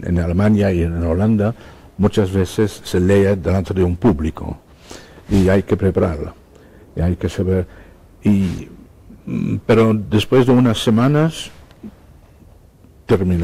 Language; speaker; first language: Spanish; non-native, fluent; Dutch